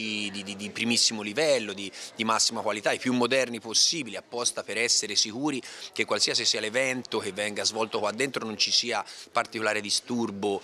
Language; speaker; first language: Italian; native; Italian